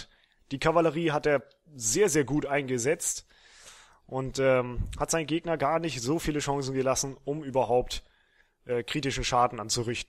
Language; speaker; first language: German; native; German